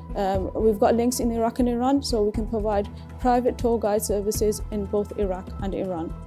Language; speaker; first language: English; native; English